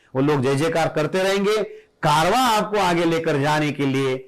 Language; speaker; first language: Hindi; non-native, local second language; Marathi